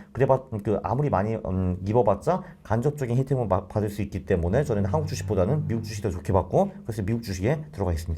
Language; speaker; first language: Korean; native; Korean